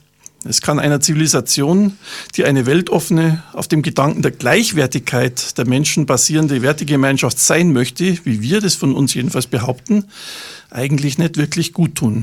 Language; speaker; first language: German; native; German